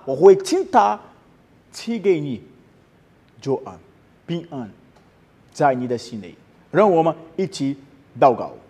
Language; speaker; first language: Chinese; non-native, learner; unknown